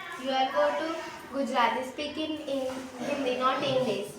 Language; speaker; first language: English; non-native, learner; Hindi